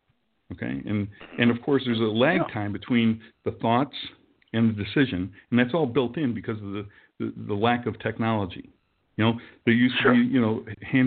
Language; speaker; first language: English; native; English